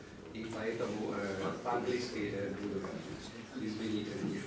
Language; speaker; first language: Russian; non-native, learner; Italian